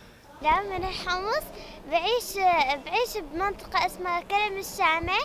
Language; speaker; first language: Arabic; native; Arabic